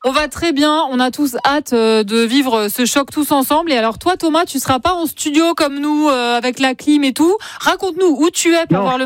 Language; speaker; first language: French; native; French